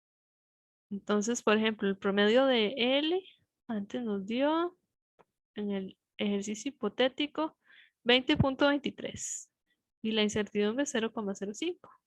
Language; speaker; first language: Spanish; native; Spanish